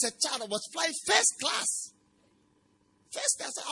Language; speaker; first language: English; non-native, local second language; Akan